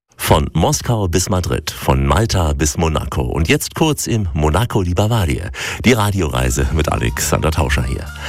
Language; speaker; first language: German; native; German